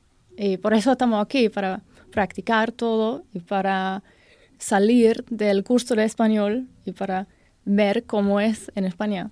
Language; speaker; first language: Spanish; non-native, learner; German